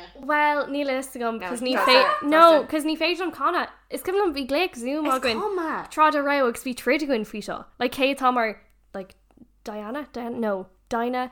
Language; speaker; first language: Irish; non-native, local second language; English